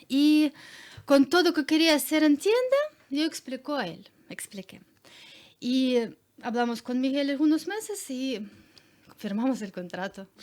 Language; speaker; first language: Spanish; non-native, learner; Ukrainian